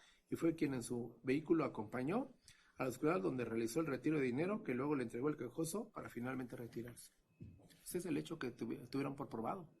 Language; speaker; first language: Spanish; native; Spanish